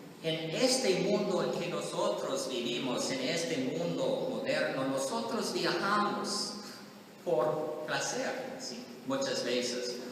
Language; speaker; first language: Spanish; non-native, learner; English